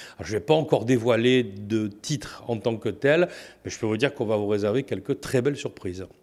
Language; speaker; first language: French; native; French